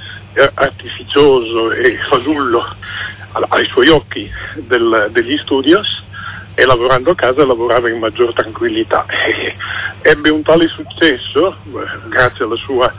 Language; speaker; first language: Italian; native; Italian